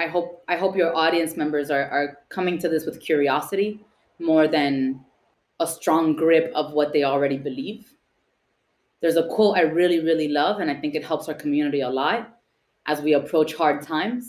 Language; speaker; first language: English; early bilingual, other home language; Spanish